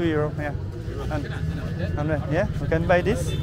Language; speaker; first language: English; non-native, fluent; French